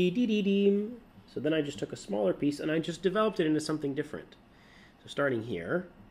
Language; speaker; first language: English; native; English